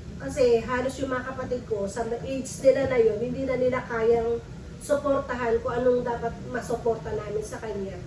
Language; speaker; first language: Filipino; native; Filipino